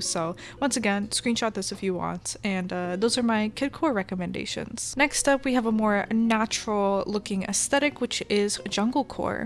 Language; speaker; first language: English; native; English